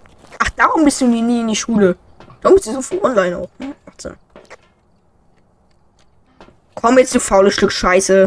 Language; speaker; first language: German; native; German